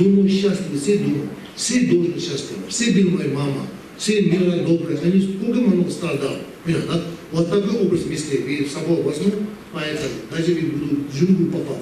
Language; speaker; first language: Russian; non-native, learner; Tibetan